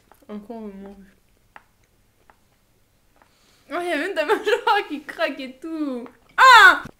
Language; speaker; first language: French; native; French